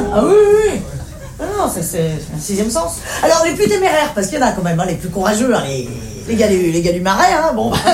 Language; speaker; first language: French; native; French